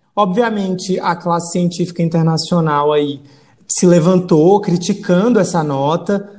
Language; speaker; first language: Portuguese; native; Portuguese